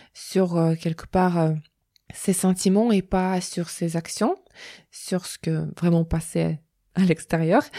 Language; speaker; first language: French; non-native, fluent; Russian